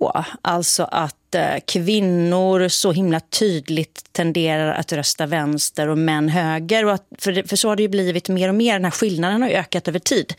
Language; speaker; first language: Swedish; native; Swedish